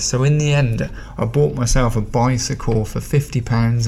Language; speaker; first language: English; native; English